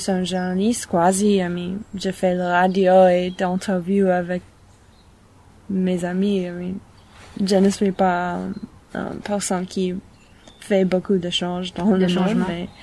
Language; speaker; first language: French; non-native, learner; English